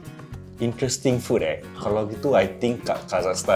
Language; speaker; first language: Malay; native; Malay